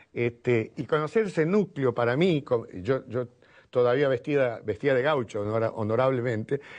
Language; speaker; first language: Spanish; native; Spanish